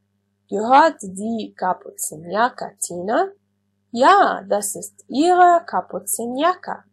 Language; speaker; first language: German; non-native, fluent; Arabic